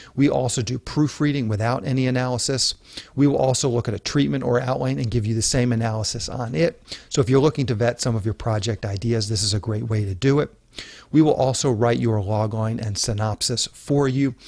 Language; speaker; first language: English; native; English